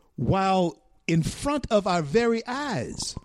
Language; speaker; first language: English; native; English